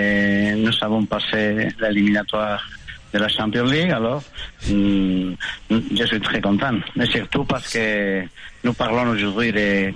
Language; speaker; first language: French; non-native, fluent; Spanish